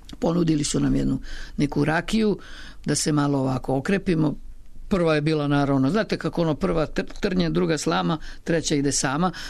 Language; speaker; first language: Serbian; native; Serbian